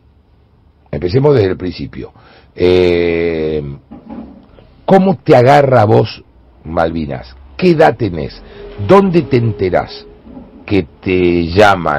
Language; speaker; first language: Spanish; native; Spanish